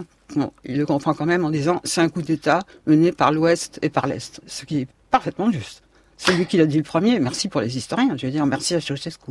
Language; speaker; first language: French; native; French